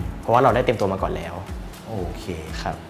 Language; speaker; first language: Thai; native; Thai